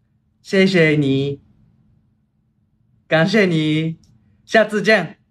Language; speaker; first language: Chinese; non-native, learner; Japanese